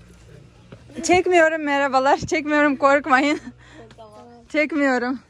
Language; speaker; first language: Turkish; non-native, fluent; Russian